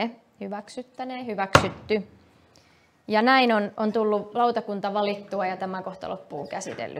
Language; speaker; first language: Finnish; native; Finnish